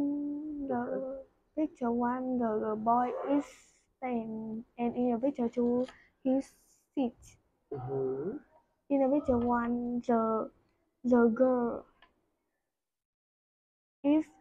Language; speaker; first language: English; non-native, learner; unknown